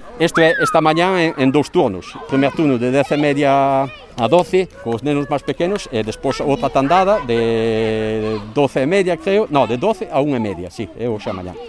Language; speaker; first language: Galician; non-native, fluent; French